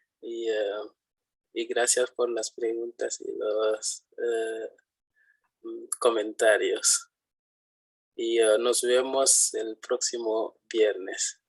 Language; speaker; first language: Spanish; non-native, fluent; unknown